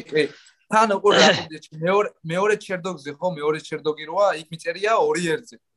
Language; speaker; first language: Georgian; native; Georgian